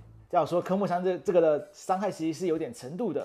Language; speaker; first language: Chinese; native; Chinese